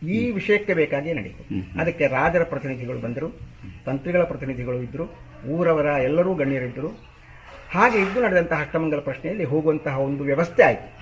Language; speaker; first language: Kannada; non-native, local second language; Malayalam